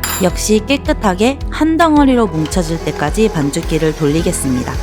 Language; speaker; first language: Korean; native; Korean